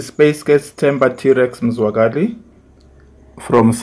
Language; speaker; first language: English; non-native, local second language; Zulu